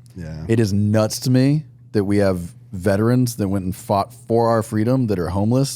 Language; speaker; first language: English; native; English